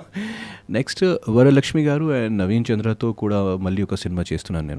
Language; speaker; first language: Telugu; non-native, fluent; Hindi